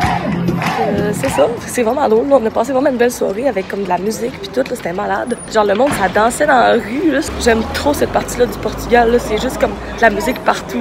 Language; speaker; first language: French; native; French